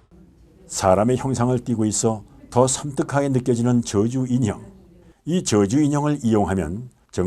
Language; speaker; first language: Korean; native; Korean